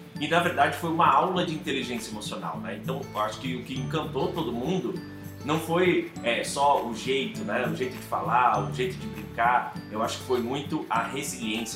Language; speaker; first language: Portuguese; native; Portuguese